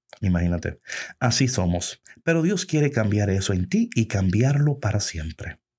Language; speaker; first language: Spanish; early bilingual, heritage; Spanish